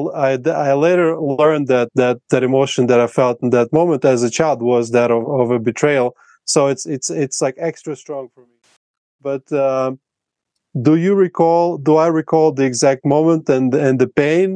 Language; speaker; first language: English; non-native, fluent; Russian